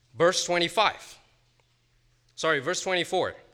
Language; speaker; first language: English; non-native, fluent; Indonesian